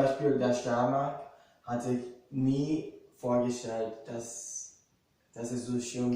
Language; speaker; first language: German; non-native, fluent; Portuguese